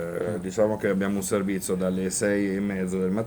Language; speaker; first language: Italian; native; Italian